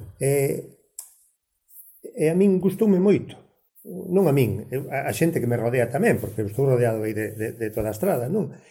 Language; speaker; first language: Galician; native; Galician